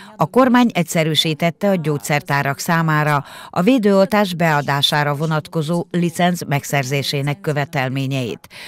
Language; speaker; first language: Hungarian; native; Hungarian